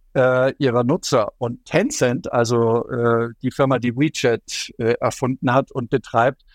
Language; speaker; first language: German; native; German